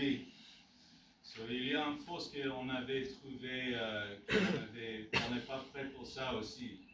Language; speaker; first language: French; non-native, learner; English